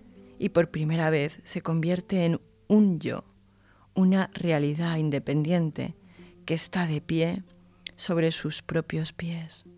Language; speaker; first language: Spanish; native; Spanish